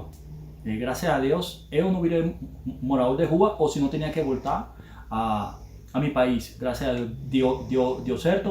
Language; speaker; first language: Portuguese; non-native, learner; Spanish